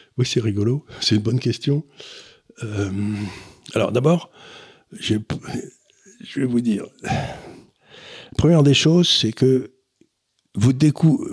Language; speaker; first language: French; native; French